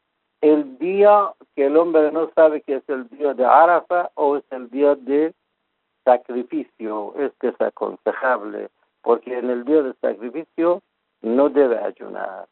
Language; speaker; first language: Spanish; non-native, fluent; Persian